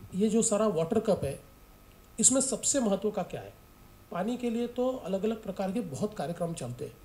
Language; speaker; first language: Hindi; non-native, local second language; Marathi